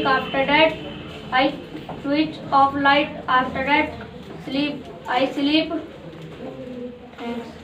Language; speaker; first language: English; non-native, learner; Hindi